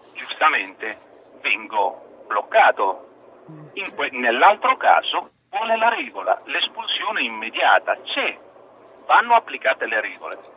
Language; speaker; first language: Italian; native; Italian